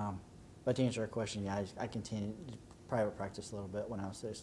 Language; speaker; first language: English; native; English